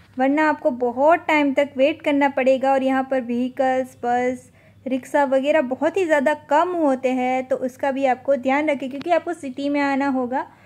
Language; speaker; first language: Hindi; non-native, local second language; Gujarati